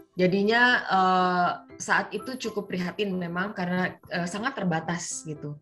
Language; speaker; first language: Indonesian; early bilingual, heritage; Indonesian